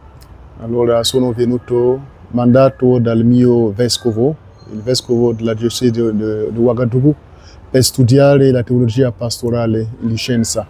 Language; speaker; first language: Italian; non-native, learner; French